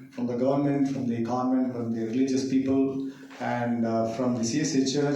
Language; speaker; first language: English; non-native, local second language; Tamil